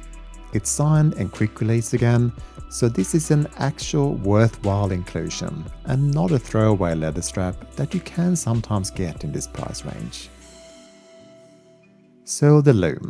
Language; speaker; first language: English; native; English